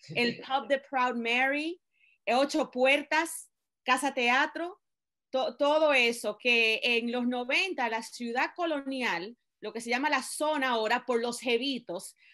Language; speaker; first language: Spanish; native; Spanish